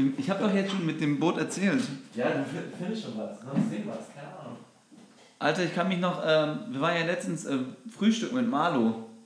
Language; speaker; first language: German; early bilingual, other home language; Turkish